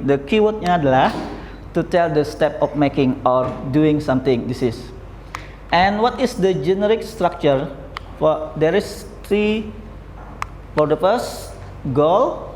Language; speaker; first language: English; non-native, learner; Indonesian